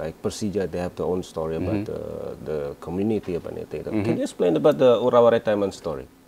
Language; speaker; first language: English; non-native, fluent; Indonesian